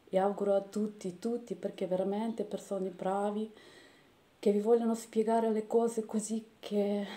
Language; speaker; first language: Italian; non-native, fluent; Ukrainian